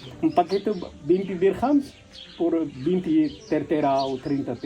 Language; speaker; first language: Spanish; non-native, learner; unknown